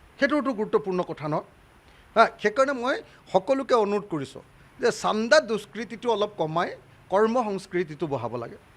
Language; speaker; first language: Assamese; native; Assamese